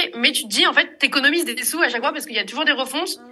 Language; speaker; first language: French; native; French